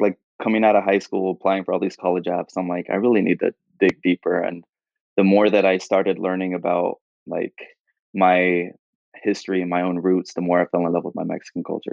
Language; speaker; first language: English; native; English